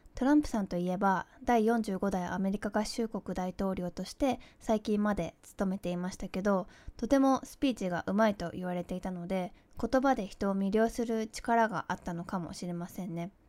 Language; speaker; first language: Japanese; early bilingual, heritage; Japanese